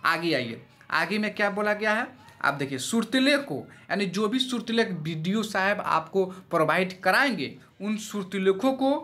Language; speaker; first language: Hindi; native; Hindi